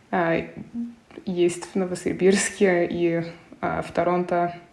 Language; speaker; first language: Russian; non-native, learner; English